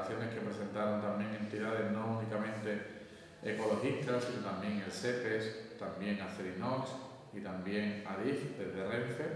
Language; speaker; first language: Spanish; native; Spanish